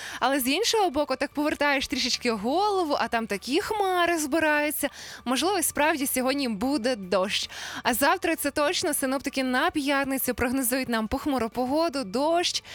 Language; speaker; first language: Ukrainian; native; Ukrainian